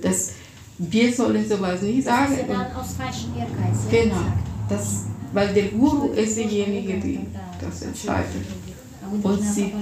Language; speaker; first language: German; non-native, fluent; Russian